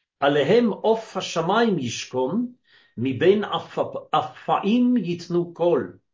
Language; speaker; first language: Hebrew; native; Hebrew